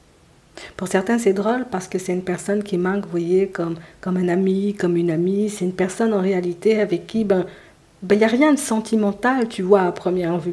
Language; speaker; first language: French; native; French